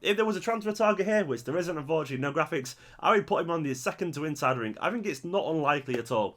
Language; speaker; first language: English; native; English